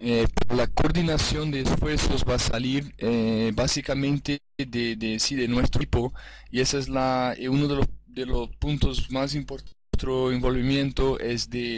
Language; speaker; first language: Spanish; non-native, fluent; Portuguese